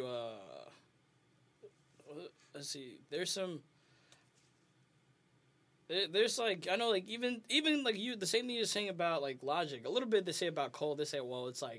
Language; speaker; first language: English; early bilingual, other home language; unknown